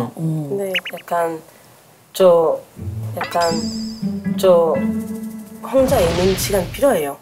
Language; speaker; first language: Korean; non-native, learner; French